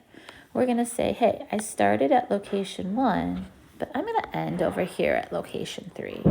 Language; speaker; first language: English; native; English